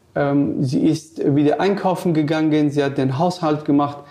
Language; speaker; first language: German; non-native, fluent; Persian